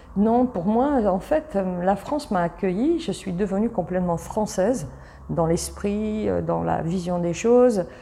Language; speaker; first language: French; early bilingual, other home language; Italian